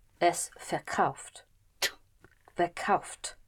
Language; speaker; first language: German; non-native, learner; English